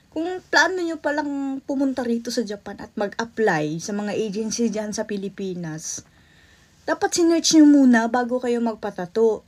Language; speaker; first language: Filipino; native; Filipino